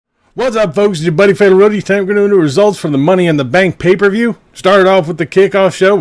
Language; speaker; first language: English; native; English